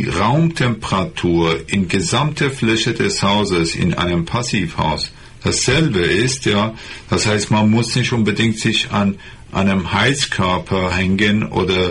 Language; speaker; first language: German; non-native, fluent; Persian